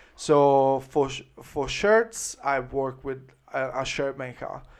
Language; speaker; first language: English; non-native, fluent; Italian